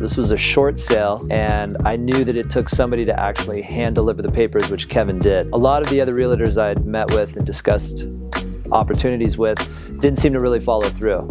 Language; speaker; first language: English; native; English